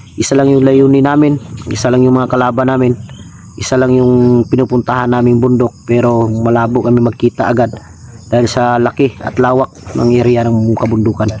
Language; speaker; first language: Filipino; non-native, local second language; Cebuano